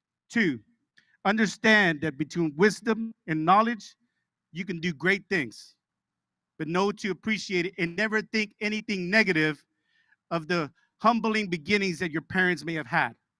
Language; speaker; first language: English; early bilingual, other home language; Spanish